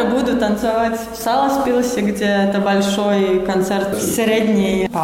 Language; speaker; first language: Russian; non-native, local second language; Latvian